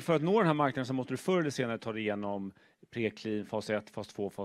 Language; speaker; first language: Swedish; native; Swedish